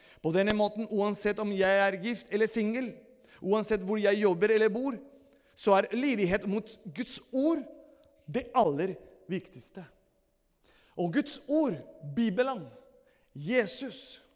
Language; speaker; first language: Norwegian; non-native, fluent; Spanish